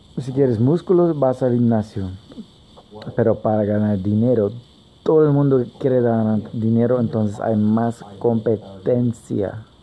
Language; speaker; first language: Spanish; native; Spanish